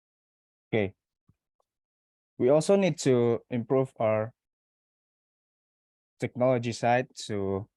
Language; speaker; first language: English; non-native, learner; Indonesian